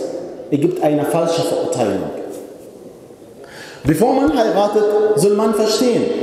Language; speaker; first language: German; non-native, fluent; Arabic